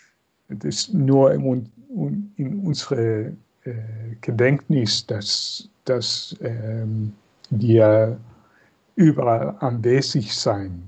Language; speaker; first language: German; non-native, fluent; Dutch